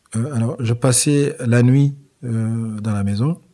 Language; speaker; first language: French; non-native, local second language; Kinyarwanda